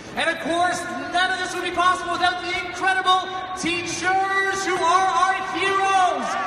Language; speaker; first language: English; native; English